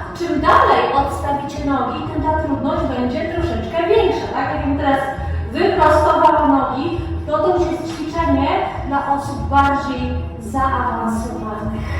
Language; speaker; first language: Polish; native; Polish